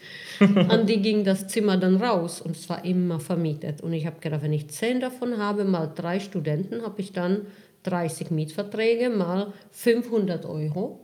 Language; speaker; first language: German; non-native, fluent; Czech